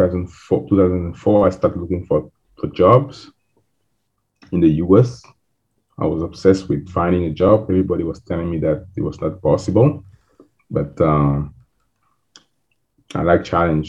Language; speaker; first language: English; non-native, local second language; French